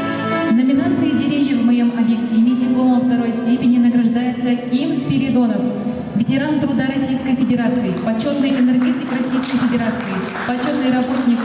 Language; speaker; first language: Russian; native; Russian